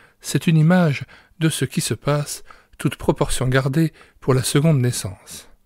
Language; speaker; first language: French; native; French